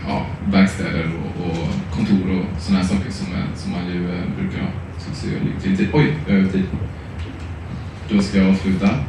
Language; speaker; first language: Swedish; native; Swedish